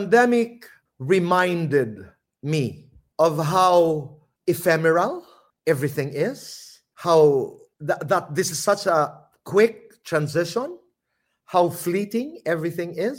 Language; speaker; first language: English; non-native, local second language; Filipino